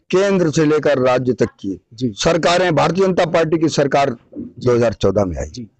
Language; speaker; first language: Hindi; native; Hindi